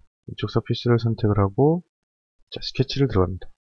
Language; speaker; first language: Korean; native; Korean